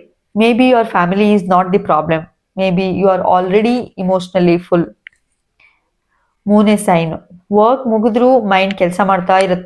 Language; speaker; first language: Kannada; native; Kannada